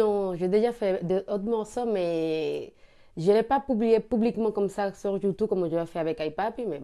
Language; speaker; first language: French; non-native, learner; Spanish